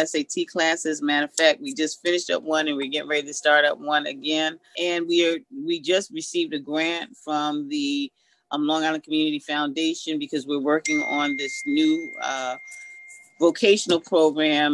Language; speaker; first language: English; native; English